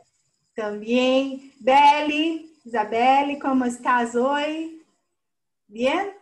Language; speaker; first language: Spanish; non-native, fluent; Portuguese